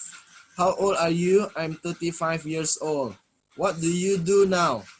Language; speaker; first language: English; non-native, fluent; Indonesian